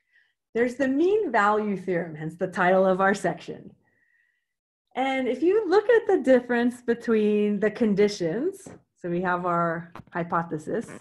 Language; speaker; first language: English; native; English